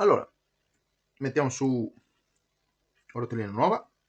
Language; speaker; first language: Italian; native; Italian